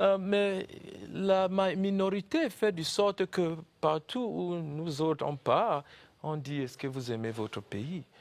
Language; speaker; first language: French; non-native, local second language; English